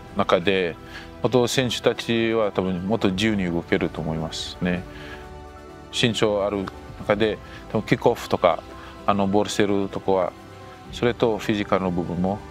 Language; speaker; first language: Japanese; non-native, fluent; Fijian